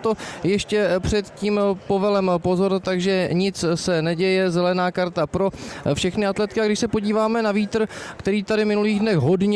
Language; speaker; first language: Czech; native; Czech